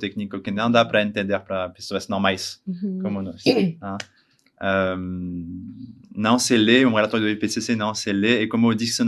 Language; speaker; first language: Portuguese; non-native, learner; French